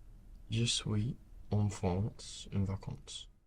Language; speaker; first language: French; non-native, learner; English